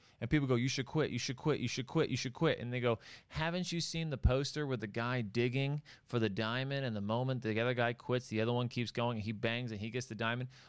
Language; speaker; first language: English; native; English